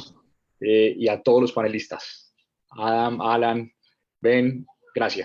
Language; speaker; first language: Spanish; native; Spanish